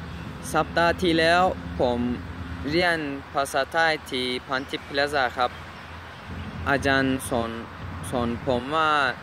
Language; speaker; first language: Thai; non-native, learner; English